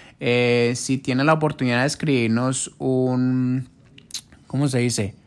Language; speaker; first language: Spanish; early bilingual, heritage; Spanish